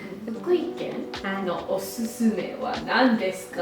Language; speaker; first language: Japanese; non-native, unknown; English